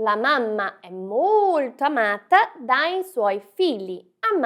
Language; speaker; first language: Italian; non-native, fluent; Portuguese